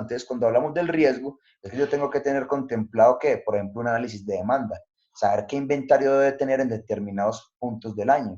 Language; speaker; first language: Spanish; native; Spanish